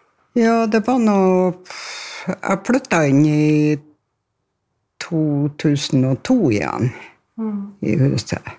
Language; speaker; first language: Norwegian; native; Norwegian